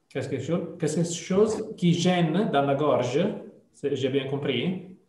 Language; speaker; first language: French; non-native, fluent; Italian